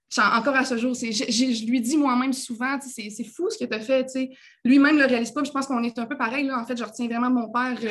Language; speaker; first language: French; native; French